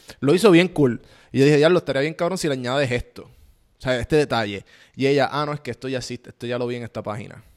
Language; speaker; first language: Spanish; native; Spanish